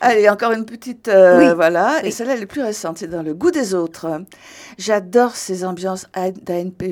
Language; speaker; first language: French; native; French